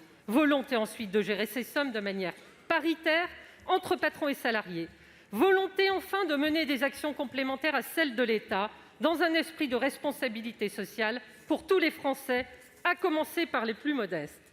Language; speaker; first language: French; native; French